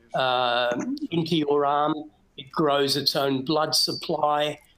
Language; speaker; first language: English; native; English